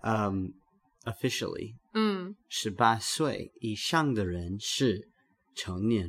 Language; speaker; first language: Chinese; non-native, learner; English